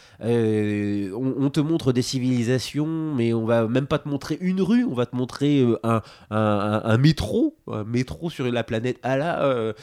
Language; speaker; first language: French; native; French